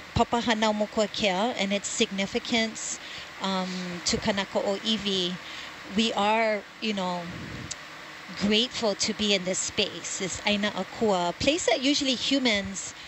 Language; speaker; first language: English; native; English